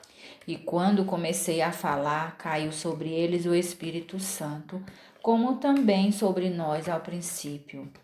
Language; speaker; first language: Portuguese; native; Portuguese